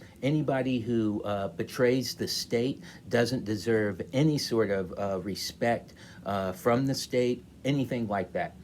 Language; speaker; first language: English; native; English